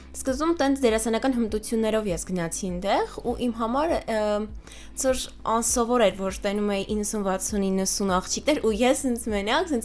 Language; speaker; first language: Armenian; native; Armenian